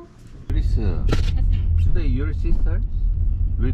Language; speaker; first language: English; non-native, learner; Korean